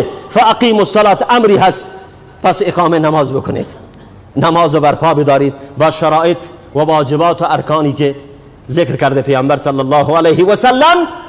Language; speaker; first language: Persian; native; Persian